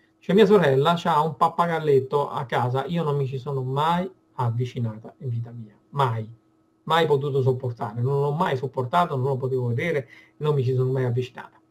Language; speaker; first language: Italian; native; Italian